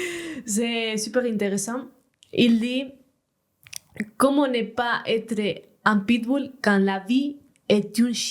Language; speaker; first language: French; non-native, learner; Spanish